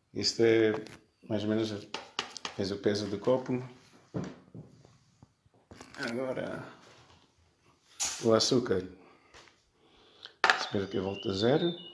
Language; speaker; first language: Portuguese; early bilingual, heritage; Portuguese